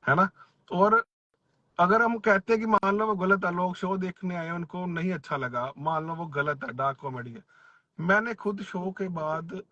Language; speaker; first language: Hindi; non-native, local second language; Punjabi